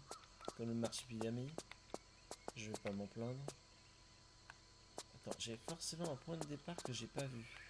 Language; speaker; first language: French; native; French